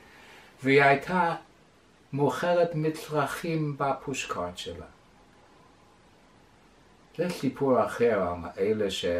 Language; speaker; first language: Hebrew; non-native, fluent; English